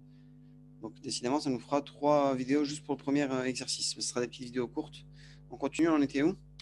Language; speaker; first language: French; native; French